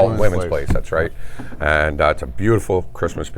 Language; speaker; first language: English; native; English